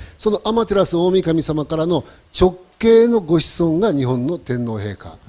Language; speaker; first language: Japanese; native; Japanese